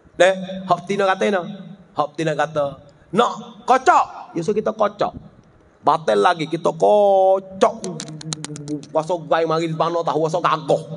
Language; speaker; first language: Malay; native; Malay